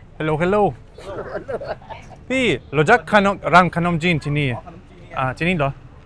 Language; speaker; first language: Thai; non-native, learner; Russian